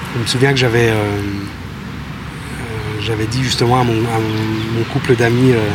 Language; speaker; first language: French; native; French